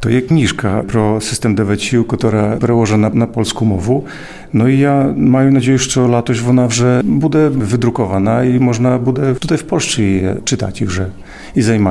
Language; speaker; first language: Polish; non-native, local second language; Ukrainian